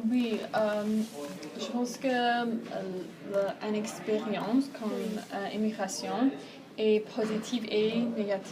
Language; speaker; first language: French; non-native, learner; Persian